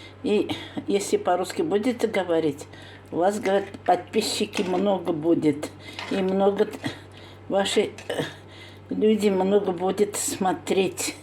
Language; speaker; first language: Russian; non-native, local second language; Tatar